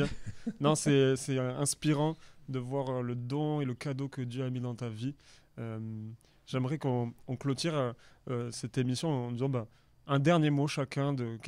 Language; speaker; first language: French; native; French